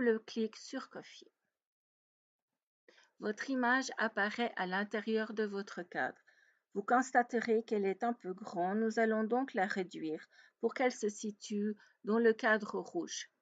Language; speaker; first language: French; native; French